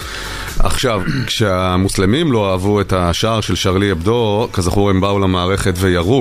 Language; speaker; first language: Hebrew; native; Hebrew